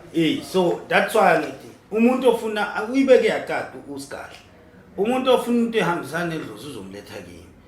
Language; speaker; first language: Zulu; non-native, local second language; Northern Sotho